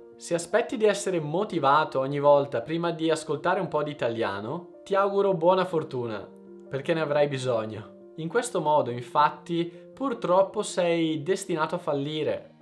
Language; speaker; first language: Italian; native; Italian